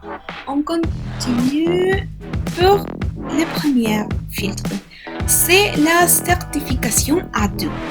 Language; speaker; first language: French; non-native, learner; Spanish